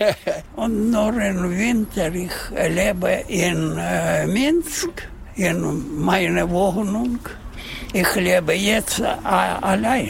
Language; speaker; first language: German; non-native, learner; Russian